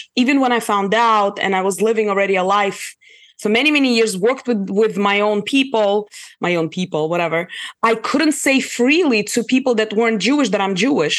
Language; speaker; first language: English; early bilingual, other home language; Russian